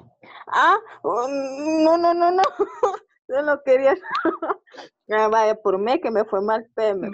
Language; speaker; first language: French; non-native, learner; Spanish